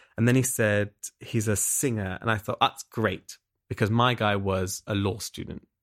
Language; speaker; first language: English; native; English